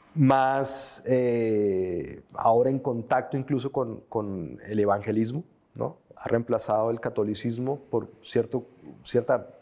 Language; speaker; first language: Spanish; native; Spanish